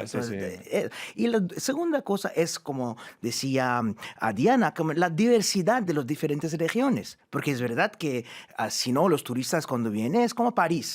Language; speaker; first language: Spanish; non-native, fluent; French